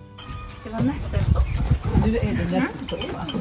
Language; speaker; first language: Swedish; native; Swedish